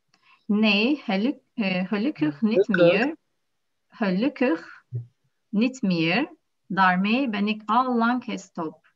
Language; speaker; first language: Dutch; non-native, learner; Turkish